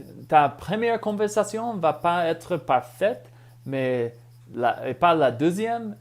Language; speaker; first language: French; non-native, fluent; English